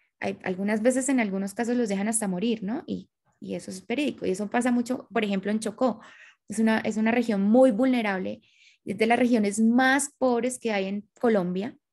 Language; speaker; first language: Spanish; native; Spanish